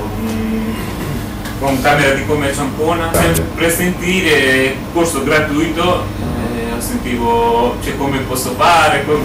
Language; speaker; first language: Italian; non-native, learner; Bangla